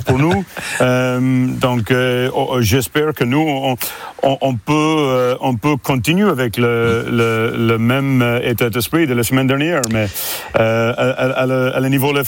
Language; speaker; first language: French; non-native, fluent; English